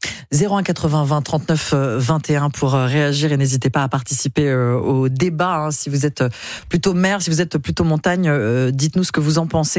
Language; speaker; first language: French; native; French